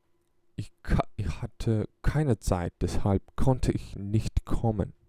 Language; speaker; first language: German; non-native, learner; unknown